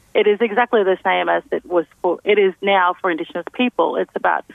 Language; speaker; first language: English; native; English